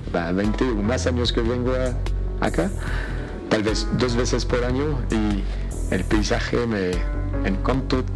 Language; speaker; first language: Spanish; non-native, fluent; French